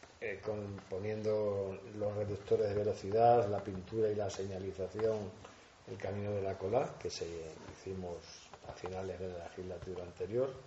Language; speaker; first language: Spanish; native; Spanish